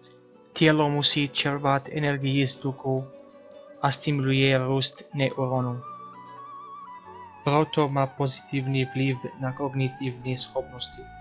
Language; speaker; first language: Czech; non-native, learner; Arabic